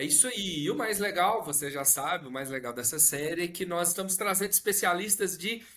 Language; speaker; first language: Portuguese; native; Portuguese